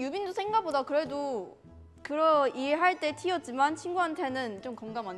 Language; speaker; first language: Korean; non-native, fluent; Chinese